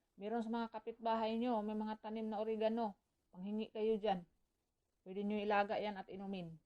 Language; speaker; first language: Filipino; non-native, local second language; Cebuano